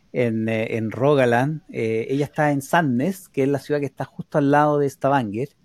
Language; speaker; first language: Spanish; native; Spanish